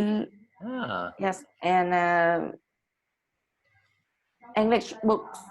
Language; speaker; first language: English; non-native, learner; Vietnamese